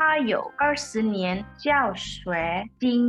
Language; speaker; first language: Chinese; non-native, learner; English